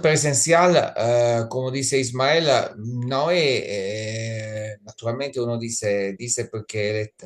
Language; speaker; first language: Spanish; non-native, learner; Italian